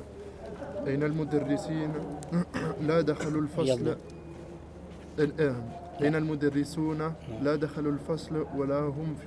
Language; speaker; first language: Arabic; non-native, learner; French